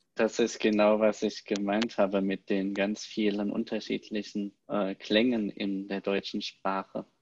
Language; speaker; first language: German; native; German